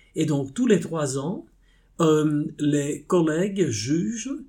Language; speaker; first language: French; non-native, fluent; Dutch